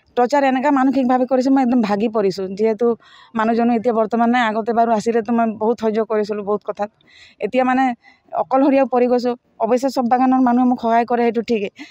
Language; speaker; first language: Assamese; non-native, local second language; Sadri